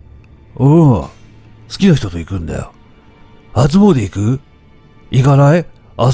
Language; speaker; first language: Japanese; native; Japanese